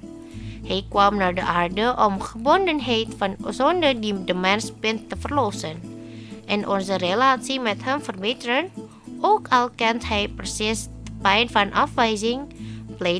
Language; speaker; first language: Dutch; non-native, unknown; Indonesian